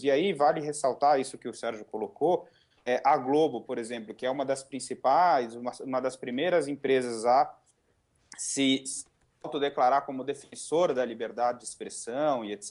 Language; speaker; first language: Portuguese; native; Portuguese